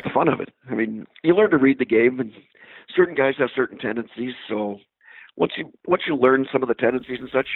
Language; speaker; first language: English; native; English